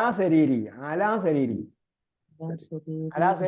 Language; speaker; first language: Arabic; non-native, learner; Malayalam